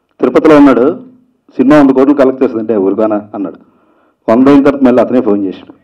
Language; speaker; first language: Telugu; native; Telugu